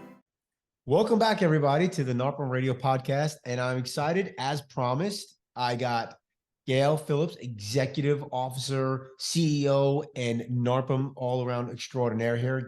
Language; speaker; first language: English; native; English